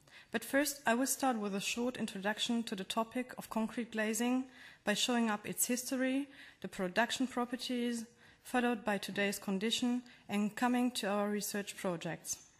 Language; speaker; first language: English; non-native, fluent; German